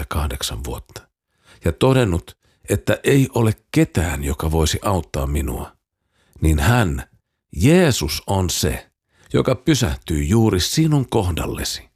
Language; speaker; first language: Finnish; native; Finnish